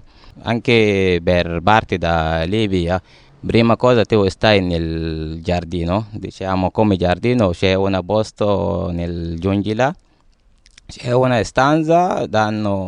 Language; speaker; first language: Italian; non-native, learner; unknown